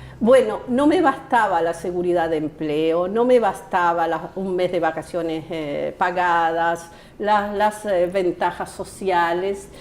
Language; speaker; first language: Spanish; native; Spanish